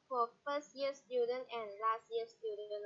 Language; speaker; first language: English; non-native, learner; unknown